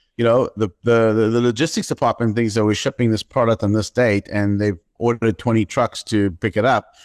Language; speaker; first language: English; native; English